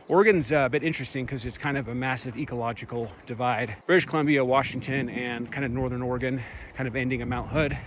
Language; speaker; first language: English; native; English